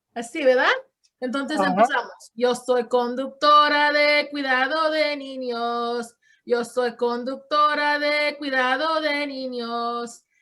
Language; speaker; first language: Spanish; early bilingual, heritage; Spanish